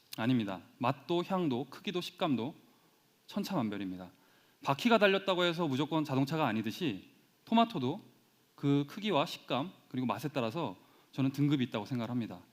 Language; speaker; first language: Korean; native; Korean